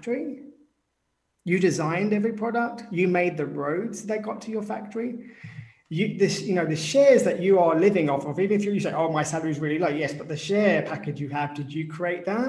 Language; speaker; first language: English; native; English